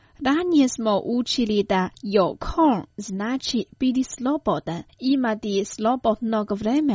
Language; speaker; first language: Croatian; non-native, fluent; Chinese